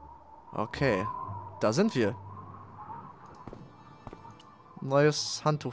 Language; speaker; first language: German; native; German